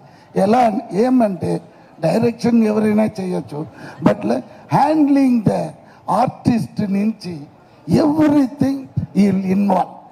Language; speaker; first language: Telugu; non-native, learner; Tamil